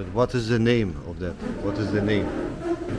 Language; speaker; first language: English; non-native, learner; Turkish